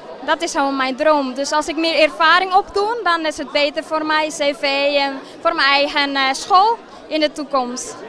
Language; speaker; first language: Dutch; non-native, fluent; Spanish